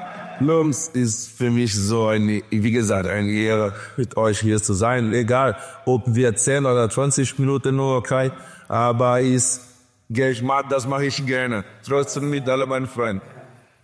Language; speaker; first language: German; non-native, learner; Portuguese